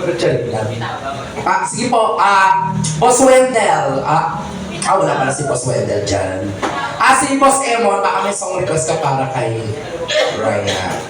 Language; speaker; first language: Filipino; non-native, local second language; Cebuano